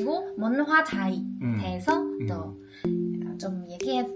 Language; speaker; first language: Korean; non-native, learner; Chinese